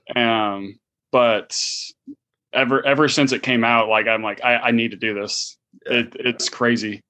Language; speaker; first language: English; native; English